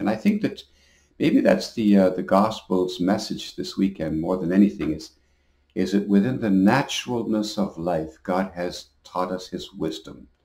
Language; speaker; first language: English; native; English